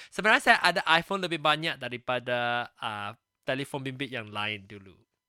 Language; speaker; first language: Malay; non-native, local second language; Chinese